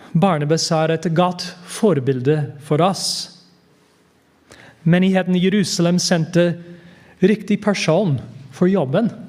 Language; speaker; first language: Norwegian; non-native, fluent; English